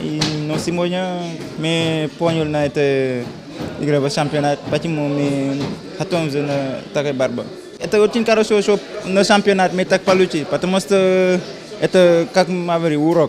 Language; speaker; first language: Russian; non-native, fluent; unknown